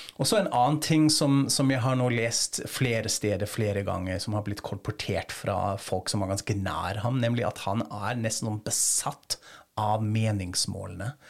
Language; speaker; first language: Norwegian; non-native, fluent; German